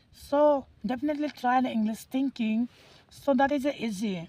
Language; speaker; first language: English; non-native, learner; Hindi